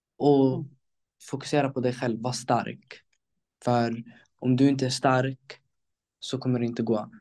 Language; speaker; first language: Swedish; early bilingual, other home language; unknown